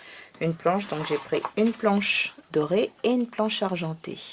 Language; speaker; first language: French; native; French